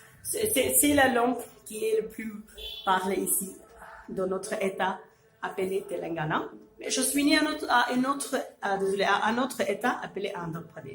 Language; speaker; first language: French; non-native, fluent; Urdu